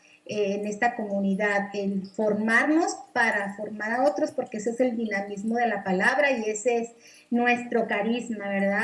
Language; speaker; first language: Spanish; native; Spanish